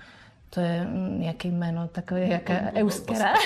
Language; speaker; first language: Czech; non-native, fluent; Spanish